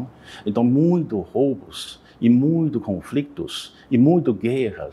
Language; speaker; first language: Portuguese; non-native, learner; Chinese